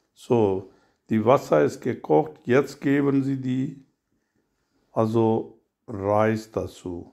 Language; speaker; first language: German; non-native, learner; Urdu